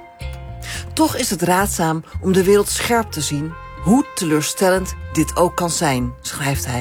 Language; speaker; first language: Dutch; native; Dutch